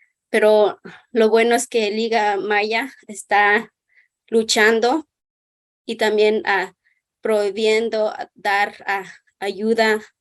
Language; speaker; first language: Spanish; non-native, local second language; Kʼicheʼ